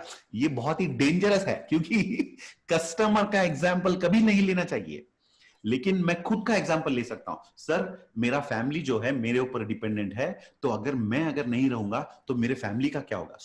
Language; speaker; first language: Hindi; native; Hindi